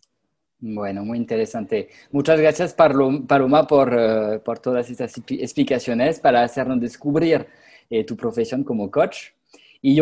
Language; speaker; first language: Spanish; non-native, fluent; French